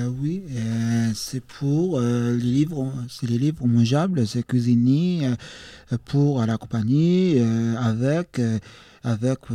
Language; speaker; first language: French; non-native, learner; Arabic